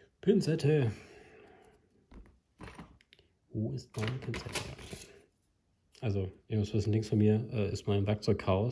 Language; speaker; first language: German; native; German